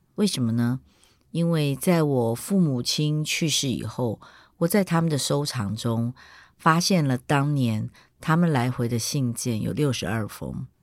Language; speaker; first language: Chinese; native; Chinese